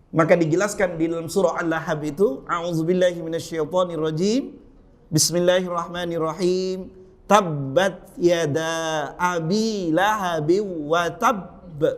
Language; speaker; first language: Indonesian; native; Indonesian